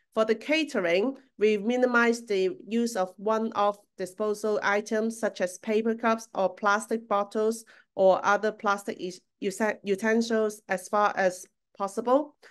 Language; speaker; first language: English; non-native, local second language; Cantonese